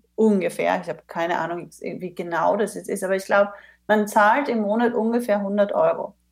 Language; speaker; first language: German; native; German